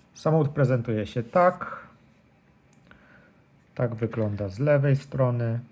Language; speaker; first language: Polish; native; Polish